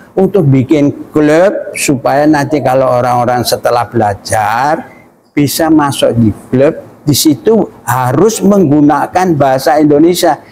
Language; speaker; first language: Indonesian; non-native, fluent; Javanese